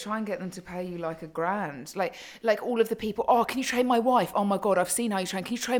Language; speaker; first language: English; native; English